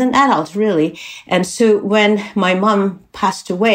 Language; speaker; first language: English; non-native, fluent; Czech